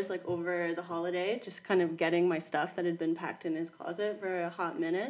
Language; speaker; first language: English; native; English